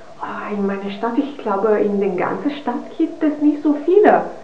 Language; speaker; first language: German; non-native, learner; Italian